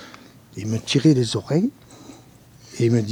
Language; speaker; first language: French; native; French